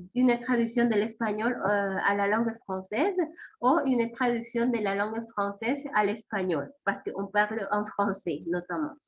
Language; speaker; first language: French; non-native, fluent; Spanish